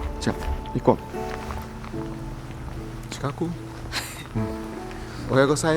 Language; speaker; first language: Japanese; non-native, learner; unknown